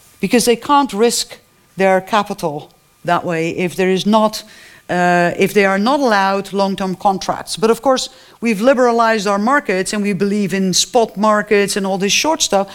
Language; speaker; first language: English; non-native, fluent; Dutch